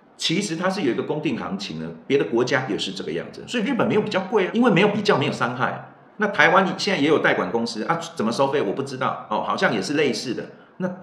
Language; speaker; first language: Chinese; native; Chinese